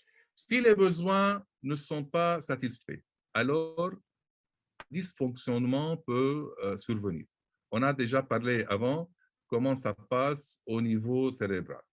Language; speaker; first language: French; non-native, local second language; Arabic